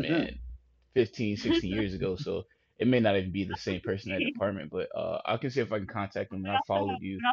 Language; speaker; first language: English; native; English